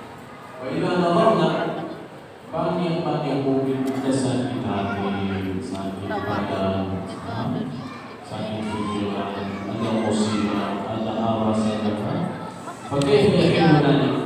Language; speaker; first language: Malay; non-native, learner; Arabic